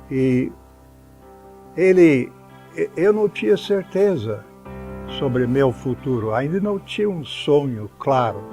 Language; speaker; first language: Portuguese; non-native, fluent; English